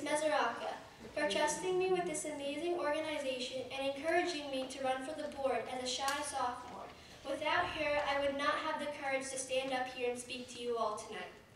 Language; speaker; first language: English; native; English